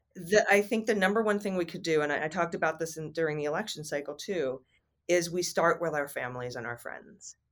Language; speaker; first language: English; native; English